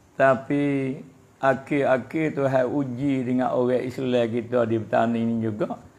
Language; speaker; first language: Malay; native; Malay